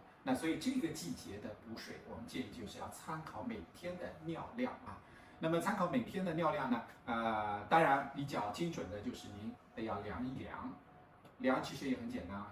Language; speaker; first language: Chinese; native; Chinese